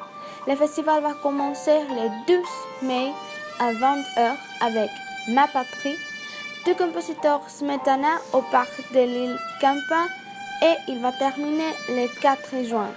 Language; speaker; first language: French; non-native, learner; Spanish